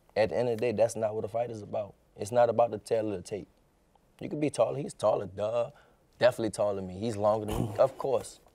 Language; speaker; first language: English; native; English